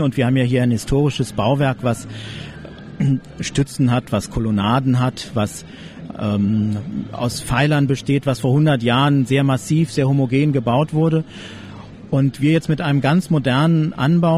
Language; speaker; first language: German; native; German